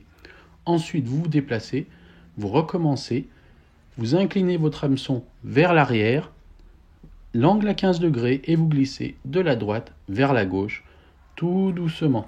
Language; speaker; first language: French; native; French